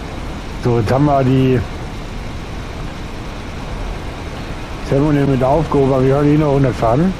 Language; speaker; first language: German; native; German